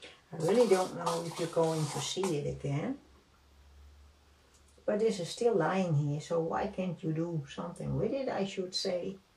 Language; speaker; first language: English; non-native, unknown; Dutch